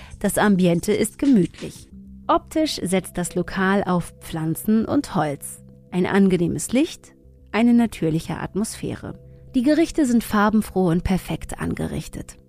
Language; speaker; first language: German; early bilingual, other home language; Tigrinya